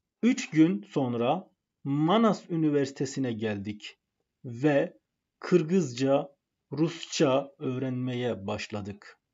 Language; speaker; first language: Turkish; non-native, fluent; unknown